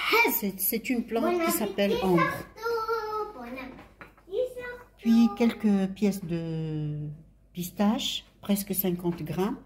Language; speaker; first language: French; non-native, local second language; Arabic